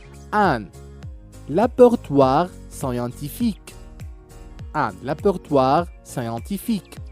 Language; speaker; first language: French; non-native, local second language; Arabic